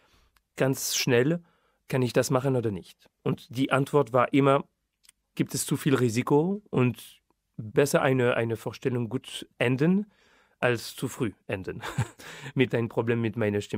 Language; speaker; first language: German; non-native, fluent; French